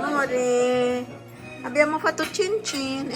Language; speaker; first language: Italian; non-native, fluent; Filipino